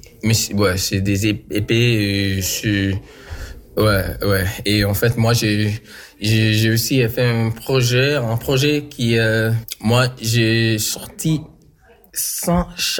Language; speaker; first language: French; non-native, local second language; English